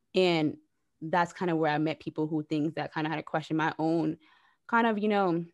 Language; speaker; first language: English; native; English